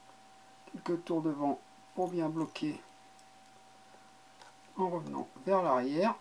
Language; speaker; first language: French; native; French